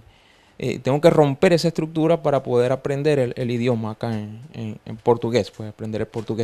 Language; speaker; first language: Portuguese; non-native, learner; Spanish